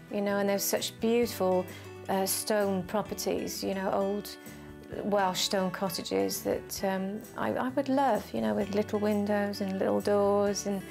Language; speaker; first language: English; native; English